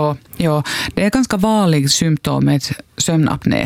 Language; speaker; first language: Swedish; non-native, local second language; Finnish